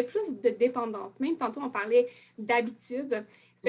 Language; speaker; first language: French; native; French